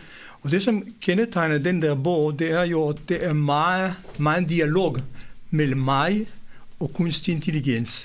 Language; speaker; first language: Danish; non-native, fluent; Hebrew